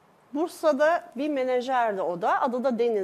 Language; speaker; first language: Turkish; native; Turkish